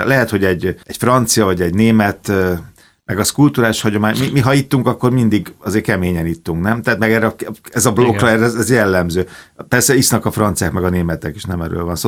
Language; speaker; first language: Hungarian; native; Hungarian